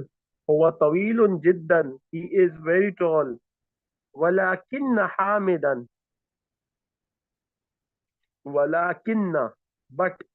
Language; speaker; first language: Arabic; non-native, fluent; Urdu